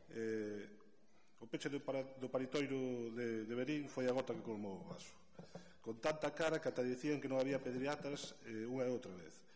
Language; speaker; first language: Galician; native; Galician